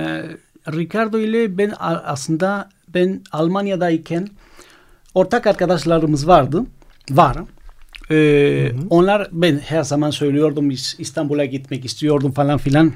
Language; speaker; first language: Turkish; non-native, fluent; Spanish